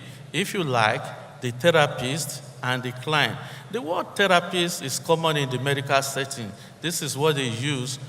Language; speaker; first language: English; non-native, local second language; Yoruba